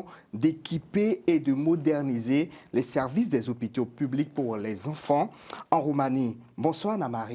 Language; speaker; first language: French; native; French